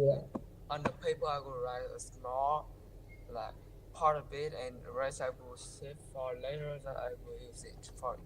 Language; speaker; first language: English; non-native, learner; Vietnamese